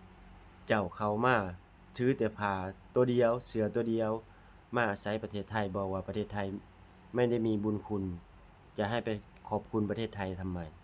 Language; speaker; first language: Thai; non-native, local second language; Lao